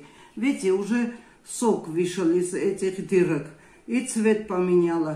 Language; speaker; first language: Russian; non-native, fluent; Armenian